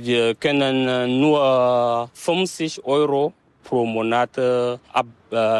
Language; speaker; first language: German; non-native, learner; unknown